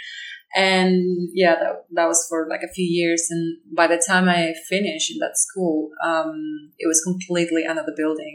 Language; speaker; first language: English; non-native, fluent; Spanish